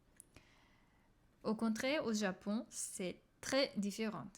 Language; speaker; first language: French; non-native, fluent; Japanese